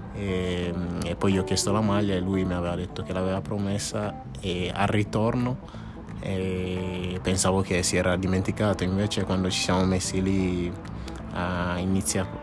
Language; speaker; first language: Italian; early bilingual, other home language; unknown